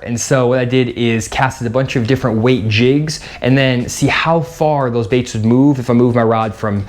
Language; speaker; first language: English; native; English